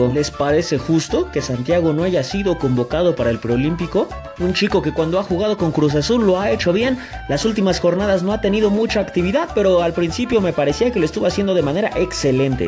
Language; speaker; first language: Spanish; native; Spanish